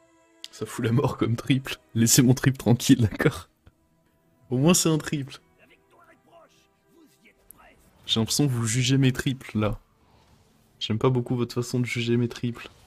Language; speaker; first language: French; native; French